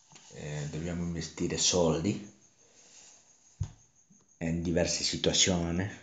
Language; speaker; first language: Italian; non-native, learner; Spanish